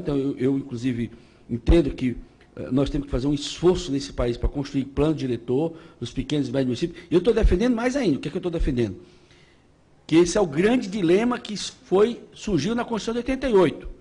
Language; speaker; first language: Portuguese; native; Portuguese